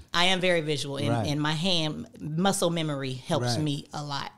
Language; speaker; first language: English; native; English